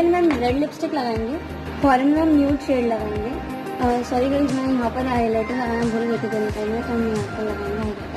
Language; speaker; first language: Hindi; native; Hindi